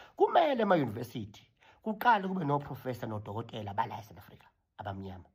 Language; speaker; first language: Zulu; native; Zulu